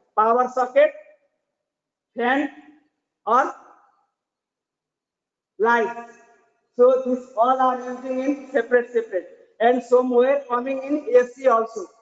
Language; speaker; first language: English; non-native, learner; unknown